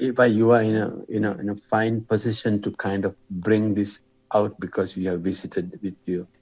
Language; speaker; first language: English; non-native, local second language; Sinhala